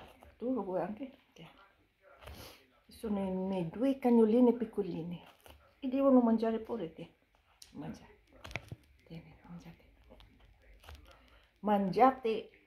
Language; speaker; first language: Italian; non-native, fluent; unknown